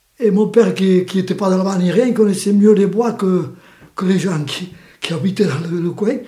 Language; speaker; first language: French; early bilingual, other home language; Spanish